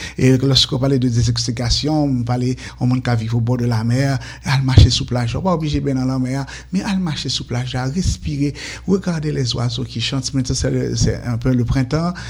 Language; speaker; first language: French; non-native, local second language; Haitian Creole